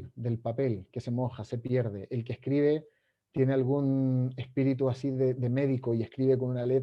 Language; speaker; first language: Spanish; native; Spanish